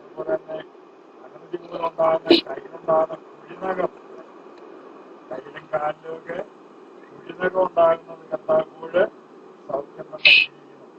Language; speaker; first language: Malayalam; native; Malayalam